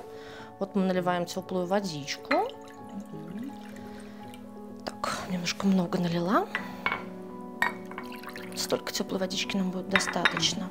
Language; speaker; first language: Russian; native; Russian